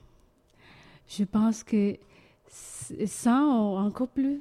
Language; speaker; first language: French; non-native, learner; Spanish